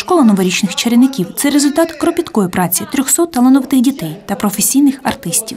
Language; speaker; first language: Ukrainian; native; Ukrainian